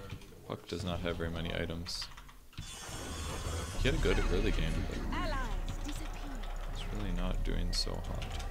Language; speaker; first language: English; native; English